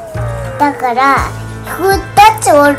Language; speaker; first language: Japanese; native; Japanese